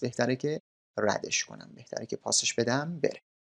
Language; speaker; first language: Persian; native; Persian